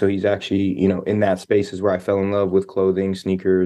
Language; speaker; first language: English; native; English